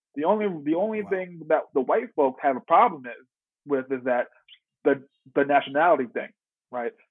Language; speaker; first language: English; native; English